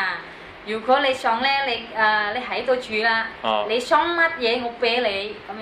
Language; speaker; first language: Cantonese; non-native, learner; Indonesian